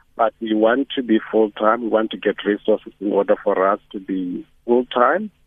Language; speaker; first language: English; non-native, local second language; Northern Sotho